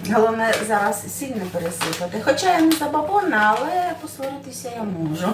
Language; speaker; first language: Ukrainian; native; Ukrainian